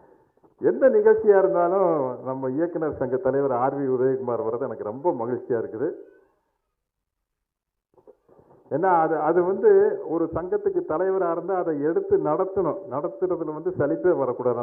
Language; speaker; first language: Tamil; native; Tamil